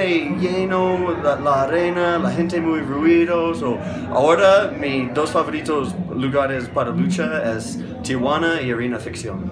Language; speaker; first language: Spanish; non-native, learner; English